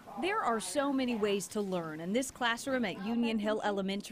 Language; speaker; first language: English; native; English